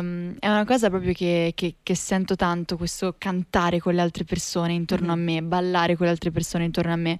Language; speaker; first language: Italian; native; Italian